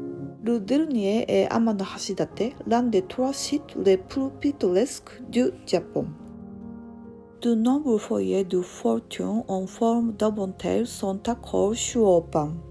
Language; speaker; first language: French; non-native, learner; Japanese